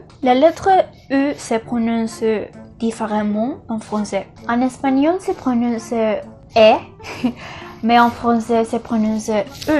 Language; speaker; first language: French; non-native, learner; Spanish